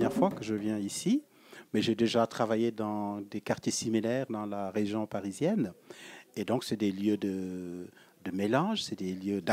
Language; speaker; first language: French; non-native, local second language; Wolof